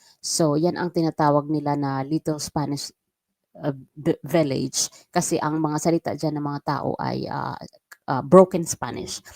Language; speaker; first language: Filipino; non-native, local second language; Waray